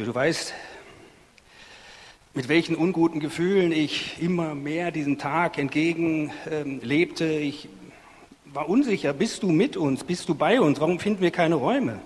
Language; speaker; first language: German; native; German